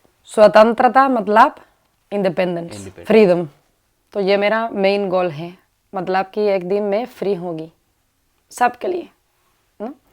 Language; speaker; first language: Hindi; non-native, learner; Spanish